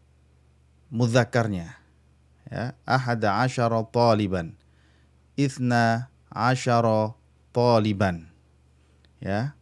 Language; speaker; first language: Arabic; non-native, fluent; Indonesian